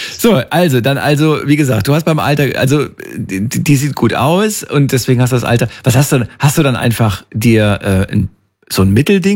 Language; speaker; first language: German; native; German